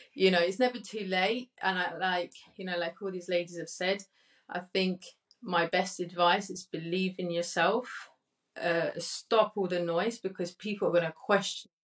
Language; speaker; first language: English; early bilingual, other home language; Spanish